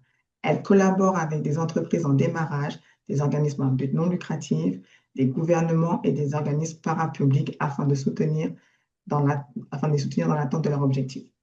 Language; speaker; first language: French; native; French